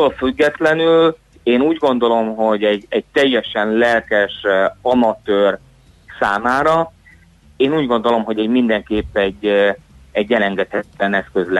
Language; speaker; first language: Hungarian; native; Hungarian